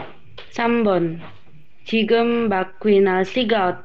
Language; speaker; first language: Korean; non-native, learner; Indonesian